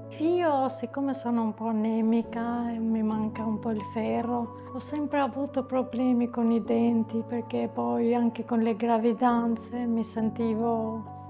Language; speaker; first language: Italian; non-native, fluent; Albanian